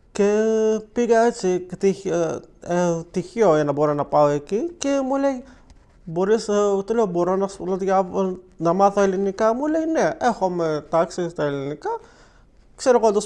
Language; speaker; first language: Greek; non-native, learner; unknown